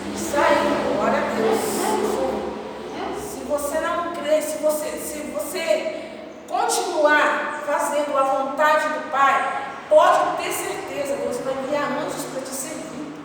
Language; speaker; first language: Portuguese; native; Portuguese